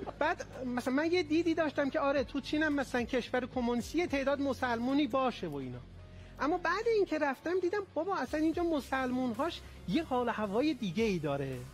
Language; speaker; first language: Persian; non-native, local second language; Azerbaijani